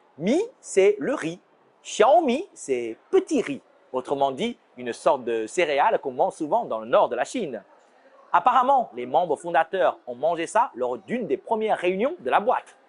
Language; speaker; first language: French; non-native, fluent; Chinese